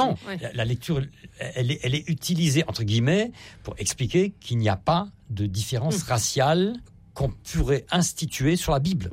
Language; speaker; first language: French; native; French